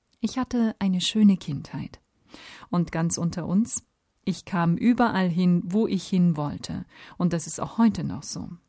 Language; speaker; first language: German; native; German